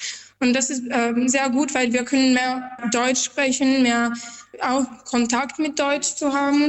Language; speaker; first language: German; non-native, learner; Albanian